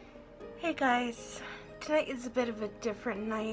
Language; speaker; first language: English; native; English